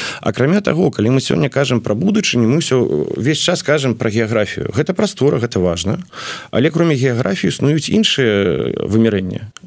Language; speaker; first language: Belarusian; non-native, local second language; Russian